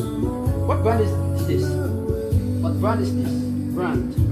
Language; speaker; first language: English; non-native, local second language; Filipino